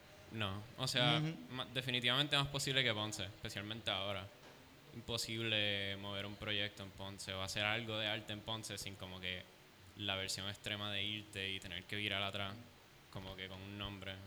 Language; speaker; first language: Spanish; early bilingual, heritage; Spanish